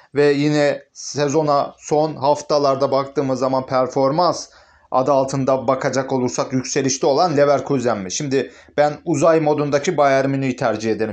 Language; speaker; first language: Turkish; native; Turkish